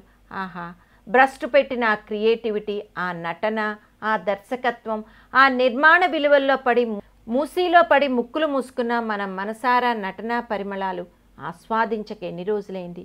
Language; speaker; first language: Telugu; native; Telugu